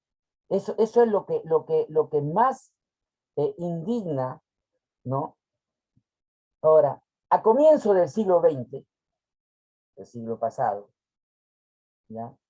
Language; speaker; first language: Spanish; native; Spanish